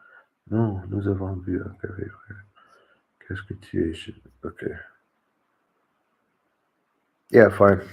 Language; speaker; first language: French; non-native, learner; English